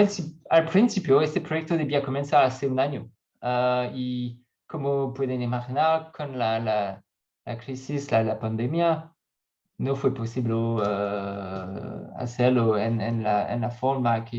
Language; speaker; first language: Spanish; non-native, learner; French